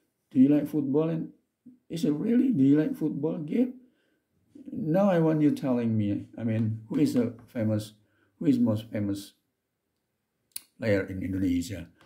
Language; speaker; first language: English; non-native, fluent; Indonesian